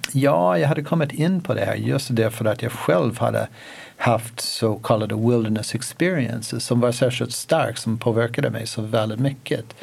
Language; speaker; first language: Swedish; non-native, fluent; English